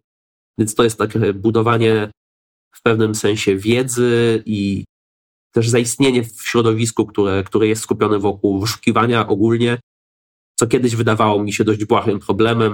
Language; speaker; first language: Polish; native; Polish